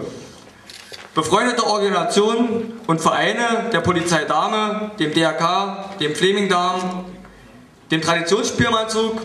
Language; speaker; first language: German; native; German